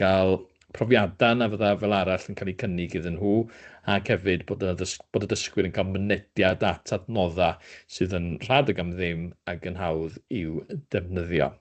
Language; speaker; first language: Welsh; native; Welsh